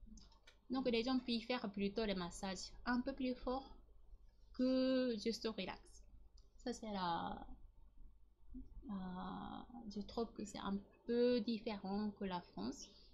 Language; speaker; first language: French; non-native, learner; Japanese